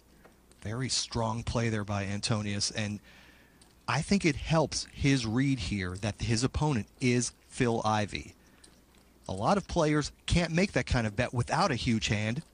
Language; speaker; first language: English; native; English